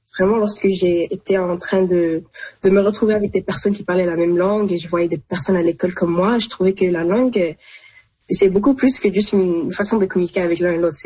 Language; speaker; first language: French; early bilingual, other home language; Arabic